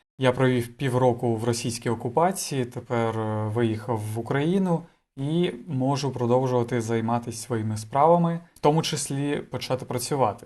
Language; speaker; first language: Ukrainian; non-native, local second language; Russian